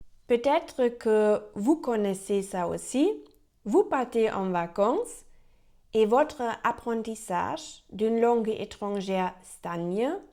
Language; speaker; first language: French; non-native, learner; German